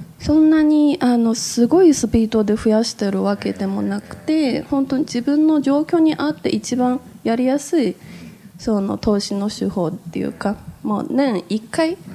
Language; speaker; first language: Japanese; non-native, fluent; Chinese